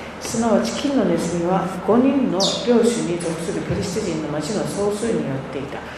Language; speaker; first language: Japanese; native; Japanese